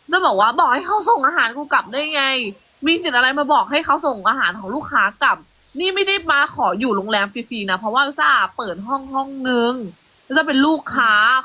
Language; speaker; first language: Thai; native; Thai